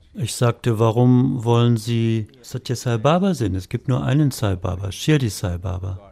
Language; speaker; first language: German; native; German